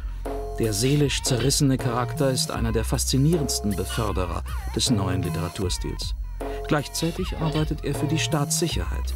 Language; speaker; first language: German; native; German